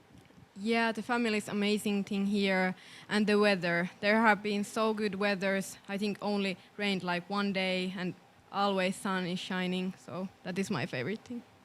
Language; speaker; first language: English; non-native, learner; Finnish